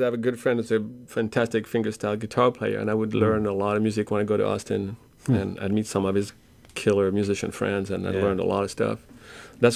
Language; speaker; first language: English; non-native, fluent; French